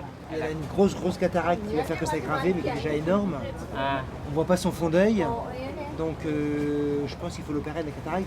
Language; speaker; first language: French; native; French